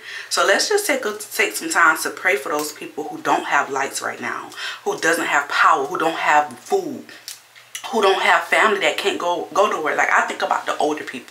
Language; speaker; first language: English; native; English